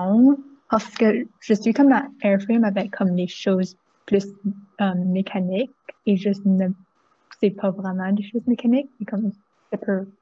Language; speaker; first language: French; non-native, learner; English